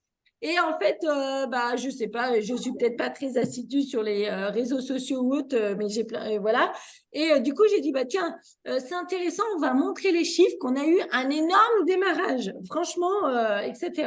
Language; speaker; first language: French; native; French